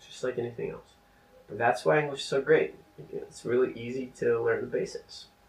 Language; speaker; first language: English; non-native, fluent; Czech